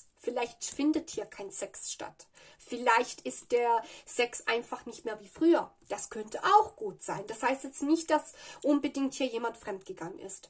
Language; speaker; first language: German; non-native, fluent; Italian